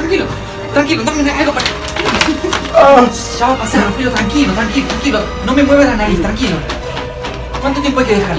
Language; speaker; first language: Spanish; native; Spanish